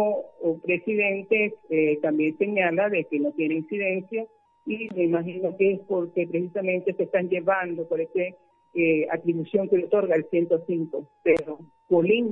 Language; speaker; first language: Spanish; native; Spanish